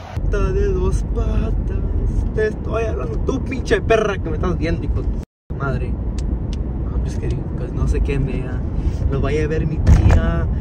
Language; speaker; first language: Spanish; early bilingual, heritage; Spanish